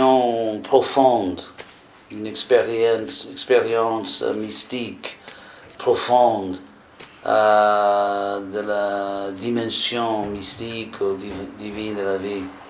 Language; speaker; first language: French; non-native, fluent; English